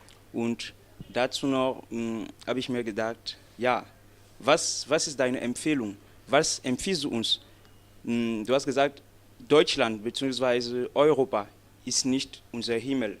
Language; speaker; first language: German; non-native, fluent; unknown